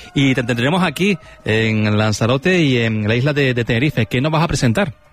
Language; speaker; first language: Spanish; native; Spanish